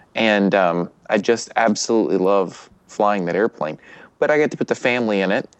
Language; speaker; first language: English; native; English